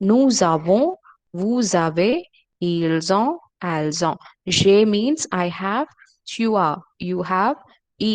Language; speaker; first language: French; non-native, fluent; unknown